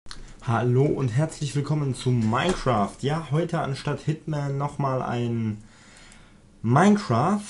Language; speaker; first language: German; native; German